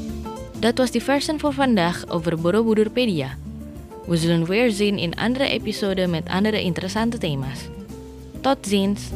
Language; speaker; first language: Dutch; non-native, learner; Indonesian